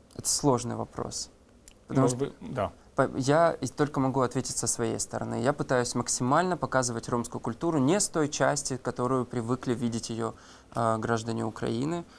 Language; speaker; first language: Russian; native; Russian